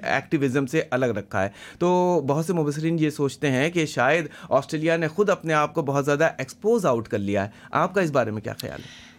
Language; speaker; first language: Urdu; native; Urdu